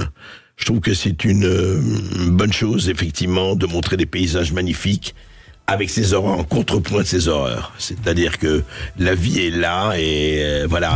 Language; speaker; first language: French; native; French